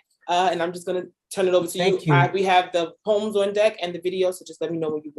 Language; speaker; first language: English; native; English